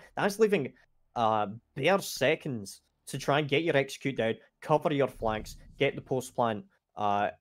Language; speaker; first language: English; native; English